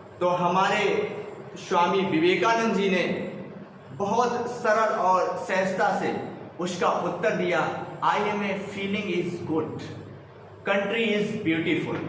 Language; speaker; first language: Hindi; native; Hindi